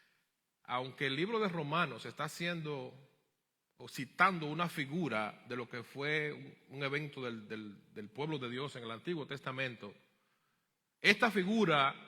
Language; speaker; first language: Spanish; native; Spanish